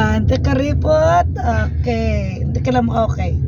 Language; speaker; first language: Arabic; non-native, learner; Filipino